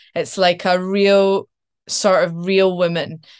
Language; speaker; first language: English; native; English